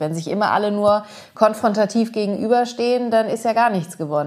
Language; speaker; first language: German; early bilingual, other home language; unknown